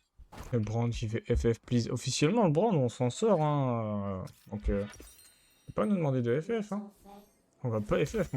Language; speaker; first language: French; native; French